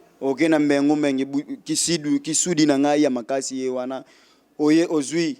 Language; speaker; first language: Lingala; non-native, local second language; Kongo